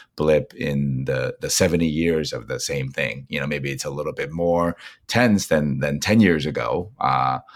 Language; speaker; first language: English; non-native, fluent; Chinese